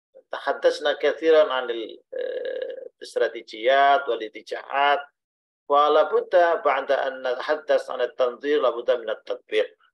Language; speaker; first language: Arabic; non-native, fluent; Indonesian